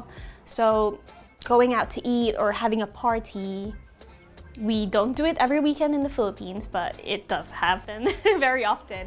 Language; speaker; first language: English; non-native, local second language; Hiligaynon